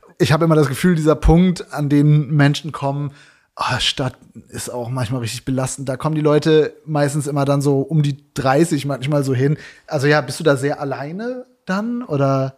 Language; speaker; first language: German; native; German